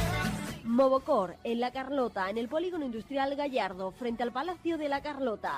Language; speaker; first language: Spanish; native; Spanish